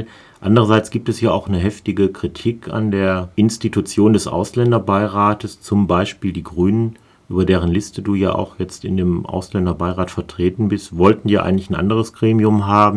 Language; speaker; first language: German; native; German